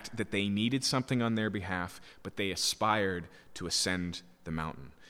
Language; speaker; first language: English; native; English